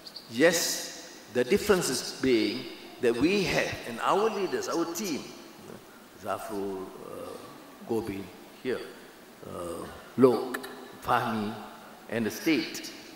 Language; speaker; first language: English; non-native, local second language; Malay